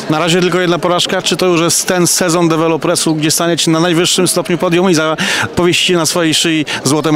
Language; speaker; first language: Polish; native; Polish